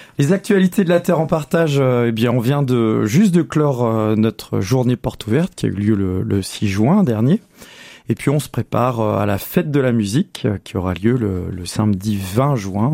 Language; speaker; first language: French; native; French